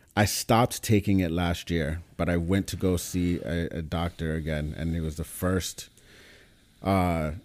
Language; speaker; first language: English; native; English